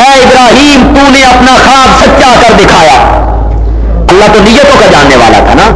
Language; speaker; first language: Urdu; non-native, local second language; Punjabi